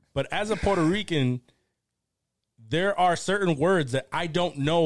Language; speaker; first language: English; early bilingual, other home language; Spanish